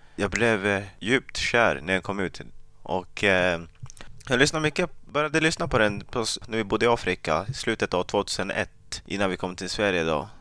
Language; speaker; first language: Swedish; early bilingual, other home language; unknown